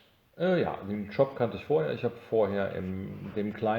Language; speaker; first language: German; native; German